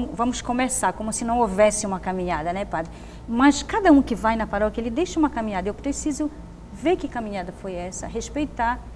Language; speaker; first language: Portuguese; native; Portuguese